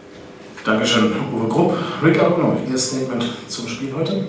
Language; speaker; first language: German; native; German